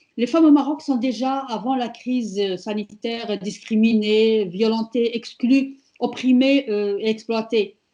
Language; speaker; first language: French; non-native, local second language; Berber languages